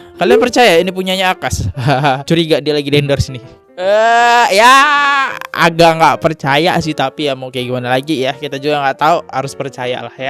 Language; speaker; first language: Indonesian; native; Indonesian